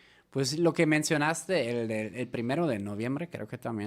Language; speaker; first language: Spanish; native; Spanish